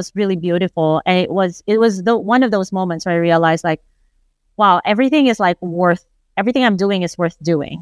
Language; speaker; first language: English; non-native, local second language; Filipino